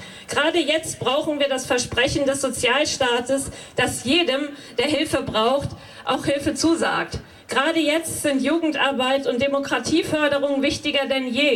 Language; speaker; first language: German; native; German